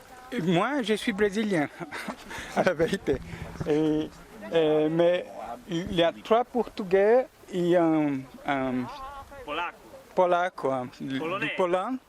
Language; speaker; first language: French; non-native, learner; Portuguese